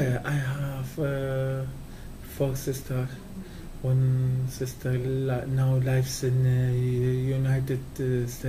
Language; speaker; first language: English; non-native, learner; Kurdish